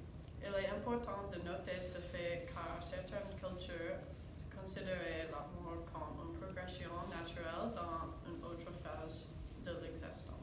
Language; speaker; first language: French; non-native, learner; English